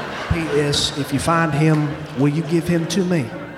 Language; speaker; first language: English; native; English